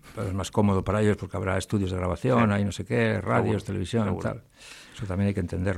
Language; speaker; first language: Spanish; native; Spanish